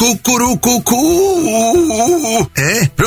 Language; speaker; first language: Italian; native; Italian